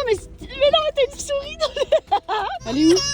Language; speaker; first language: French; native; French